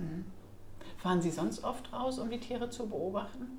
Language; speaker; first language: German; native; German